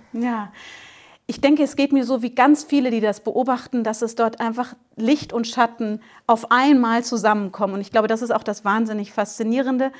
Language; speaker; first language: German; native; German